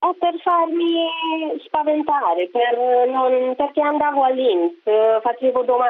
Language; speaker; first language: Italian; non-native, fluent; Romanian